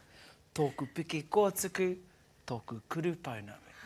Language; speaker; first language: Māori; non-native, learner; English